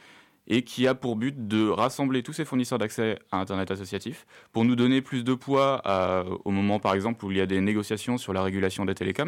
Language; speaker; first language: French; native; French